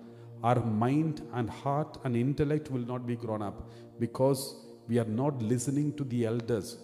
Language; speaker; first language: English; non-native, local second language; Malayalam